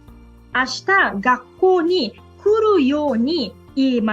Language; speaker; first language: Japanese; non-native, fluent; Portuguese